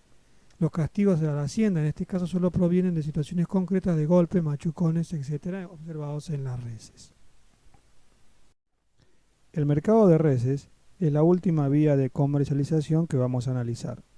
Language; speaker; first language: Spanish; native; Spanish